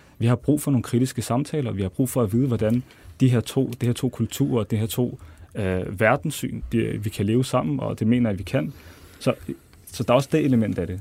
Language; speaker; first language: Danish; early bilingual, other home language; Arabic